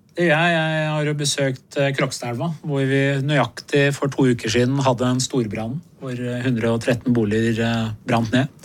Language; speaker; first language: Norwegian; early bilingual, other home language; Persian